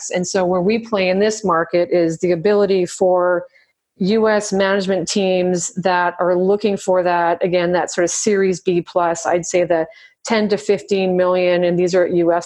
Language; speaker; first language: English; native; English